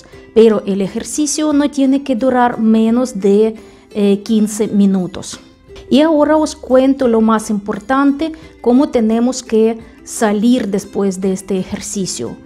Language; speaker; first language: Spanish; non-native, fluent; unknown